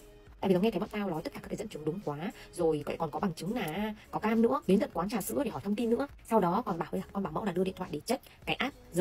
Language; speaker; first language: Vietnamese; native; Vietnamese